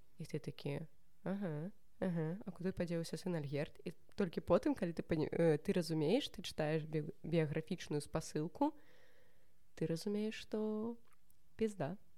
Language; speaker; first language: Belarusian; non-native, local second language; Russian